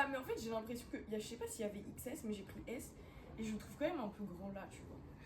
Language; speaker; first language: French; native; French